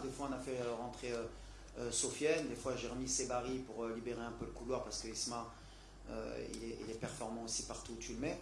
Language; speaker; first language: French; native; French